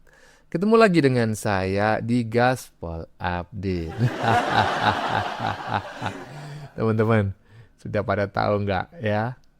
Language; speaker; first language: Indonesian; native; Indonesian